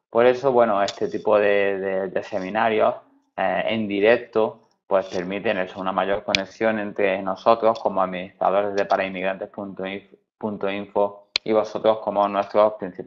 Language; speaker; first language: Spanish; native; Spanish